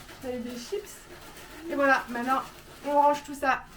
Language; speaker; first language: French; native; French